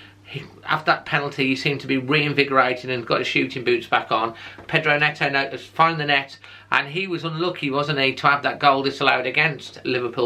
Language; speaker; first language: English; native; English